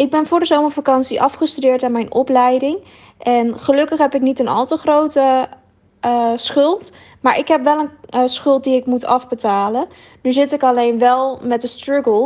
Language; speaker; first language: Dutch; native; Dutch